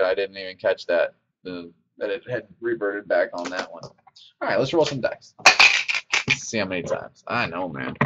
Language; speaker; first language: English; native; English